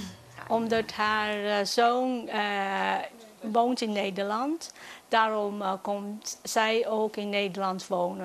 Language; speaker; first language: Dutch; non-native, fluent; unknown